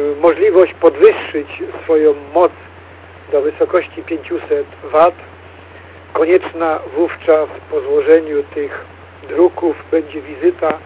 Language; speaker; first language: Polish; native; Polish